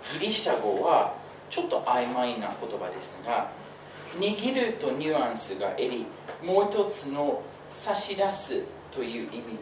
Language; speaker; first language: Japanese; non-native, fluent; English